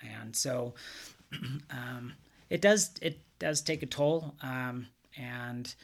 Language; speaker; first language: English; native; English